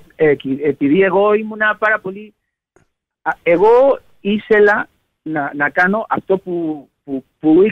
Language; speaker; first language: Greek; non-native, learner; Spanish